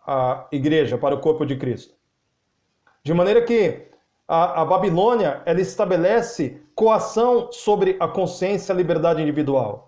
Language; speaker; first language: Portuguese; native; Portuguese